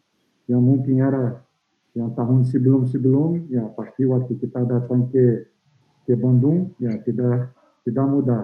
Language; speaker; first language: Indonesian; non-native, fluent; Portuguese